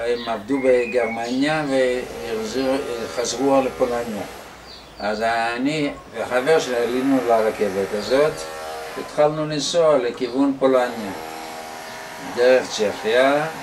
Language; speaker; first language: Hebrew; non-native, fluent; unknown